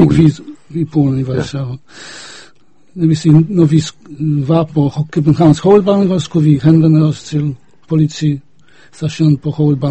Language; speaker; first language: Danish; non-native, fluent; Polish